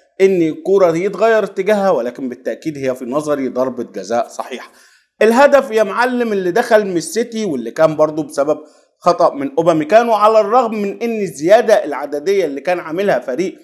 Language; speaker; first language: Arabic; native; Arabic